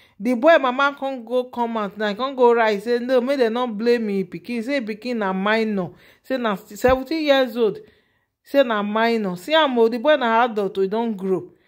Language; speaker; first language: Nigerian Pidgin; native; Nigerian Pidgin